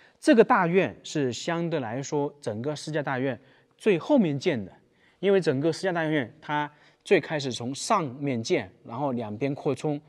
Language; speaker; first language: Chinese; native; Chinese